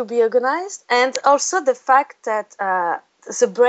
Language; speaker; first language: English; non-native, fluent; French